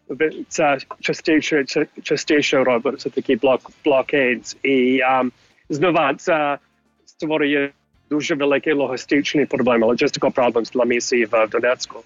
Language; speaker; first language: Ukrainian; early bilingual, heritage; English